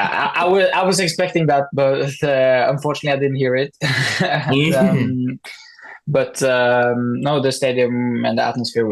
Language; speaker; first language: English; non-native, fluent; Norwegian